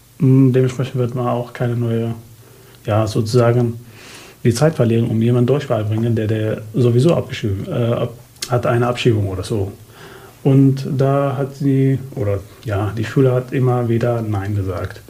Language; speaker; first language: German; non-native, fluent; Arabic